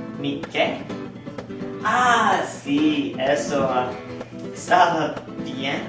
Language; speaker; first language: Spanish; non-native, learner; English